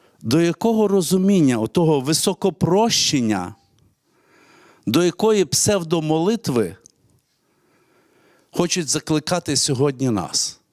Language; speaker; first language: Ukrainian; native; Ukrainian